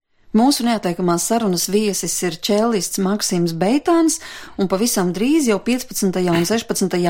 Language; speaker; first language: Latvian; native; Latvian